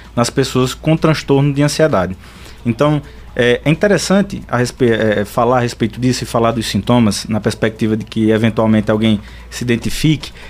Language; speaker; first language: Portuguese; native; Portuguese